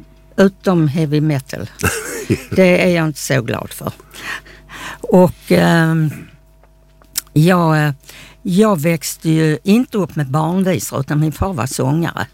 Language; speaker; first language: Swedish; native; Swedish